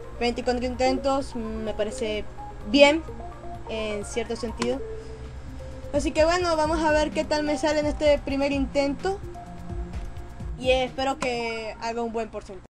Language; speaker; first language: Spanish; native; Spanish